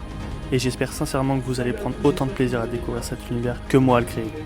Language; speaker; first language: French; native; French